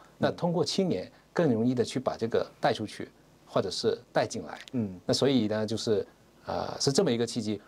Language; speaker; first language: Chinese; non-native, local second language; Cantonese